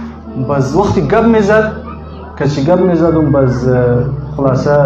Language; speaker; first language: Persian; native; Persian